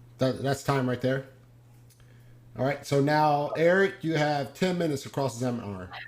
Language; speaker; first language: English; native; English